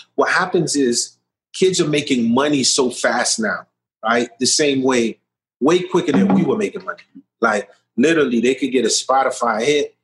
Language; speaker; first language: English; early bilingual, other home language; Haitian Creole